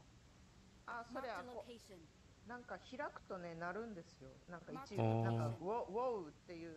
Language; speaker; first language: Japanese; native; Japanese